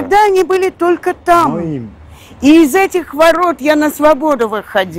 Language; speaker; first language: Russian; native; Russian